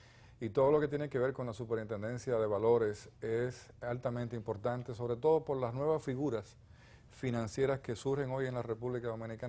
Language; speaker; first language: Spanish; native; Spanish